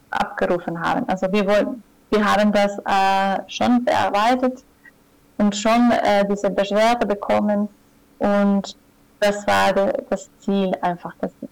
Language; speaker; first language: German; non-native, fluent; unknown